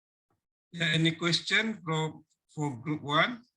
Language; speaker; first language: English; non-native, fluent; Indonesian